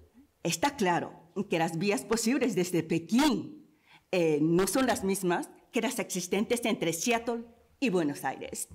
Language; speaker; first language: Spanish; non-native, fluent; Japanese